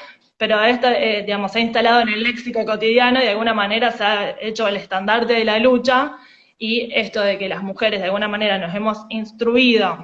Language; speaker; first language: Spanish; native; Spanish